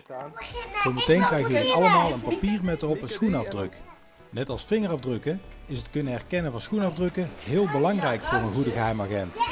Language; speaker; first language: Dutch; native; Dutch